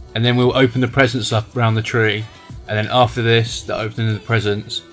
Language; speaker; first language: English; native; English